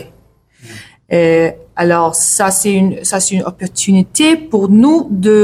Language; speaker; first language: French; non-native, learner; English